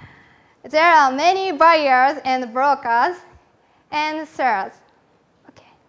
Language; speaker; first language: English; non-native, learner; Japanese